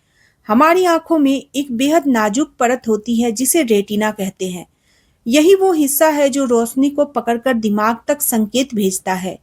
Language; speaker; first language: Hindi; native; Hindi